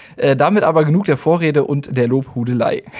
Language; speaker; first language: German; native; German